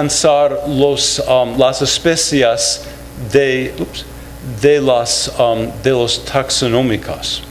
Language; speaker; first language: Spanish; non-native, fluent; English